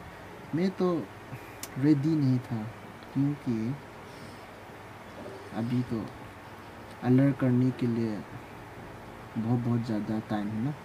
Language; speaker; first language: Hindi; non-native, local second language; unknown